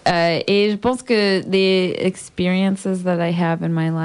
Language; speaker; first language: French; non-native, learner; English